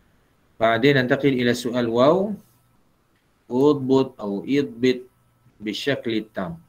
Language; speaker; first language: Arabic; non-native, fluent; Malay